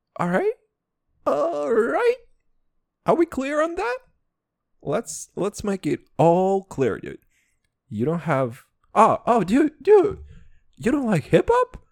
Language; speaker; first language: English; non-native, fluent; Serbian